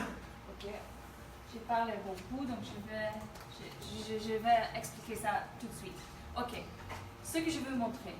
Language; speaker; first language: French; non-native, fluent; Dutch